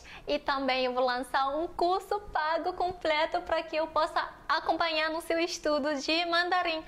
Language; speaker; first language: Portuguese; non-native, fluent; Chinese